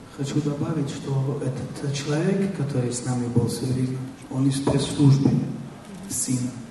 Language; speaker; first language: Russian; non-native, fluent; Italian